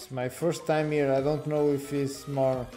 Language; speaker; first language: English; non-native, learner; Portuguese